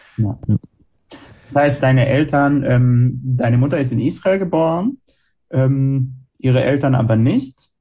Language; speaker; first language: German; non-native, fluent; Hebrew